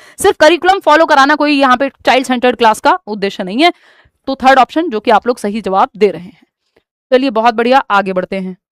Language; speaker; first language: Hindi; native; Hindi